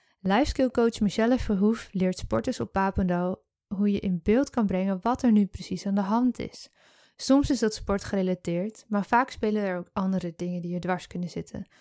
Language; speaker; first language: Dutch; native; Dutch